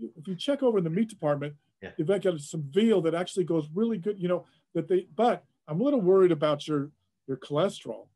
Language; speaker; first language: English; native; English